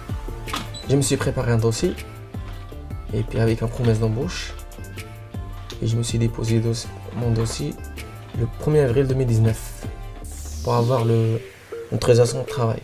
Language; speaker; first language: French; non-native, local second language; Arabic